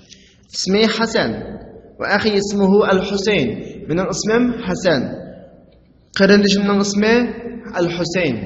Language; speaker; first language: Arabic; non-native, fluent; Uyghur